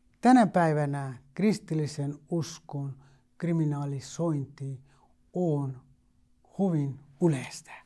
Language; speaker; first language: Finnish; non-native, fluent; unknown